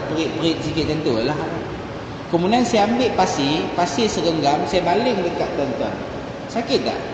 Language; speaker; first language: Malay; native; Malay